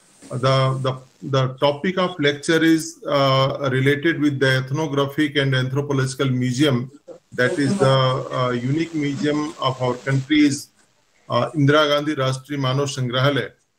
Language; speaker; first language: English; non-native, local second language; Hindi